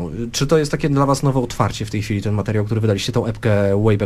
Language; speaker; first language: Polish; native; Polish